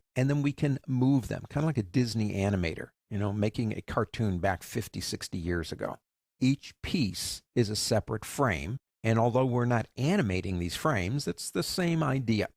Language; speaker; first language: English; native; English